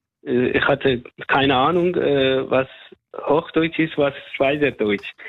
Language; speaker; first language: German; non-native, fluent; Persian